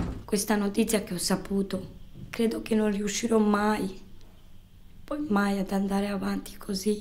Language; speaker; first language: Italian; non-native, fluent; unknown